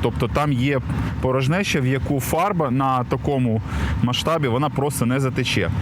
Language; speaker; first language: Ukrainian; native; Ukrainian